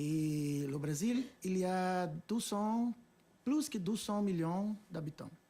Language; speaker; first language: French; non-native, fluent; Portuguese